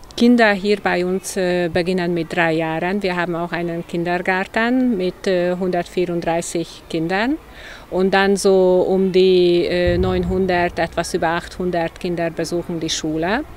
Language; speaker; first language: German; non-native, local second language; Hungarian